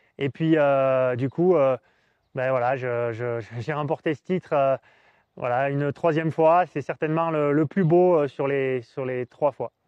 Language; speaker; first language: French; native; French